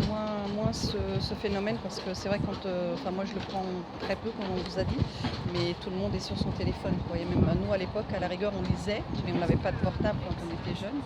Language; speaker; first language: French; native; French